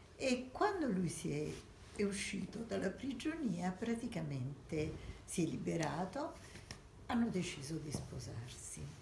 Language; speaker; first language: Italian; early bilingual, other home language; Armenian